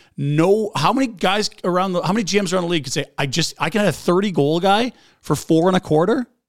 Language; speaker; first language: English; native; English